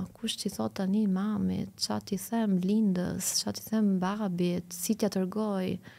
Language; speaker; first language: Albanian; early bilingual, heritage; Albanian